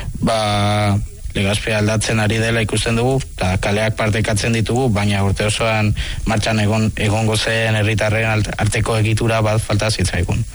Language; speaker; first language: Basque; non-native, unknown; Spanish